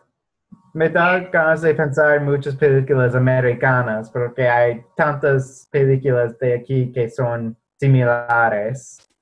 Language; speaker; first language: Spanish; non-native, fluent; English